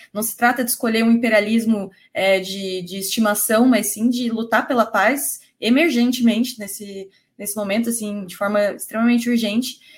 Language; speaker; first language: Portuguese; native; Portuguese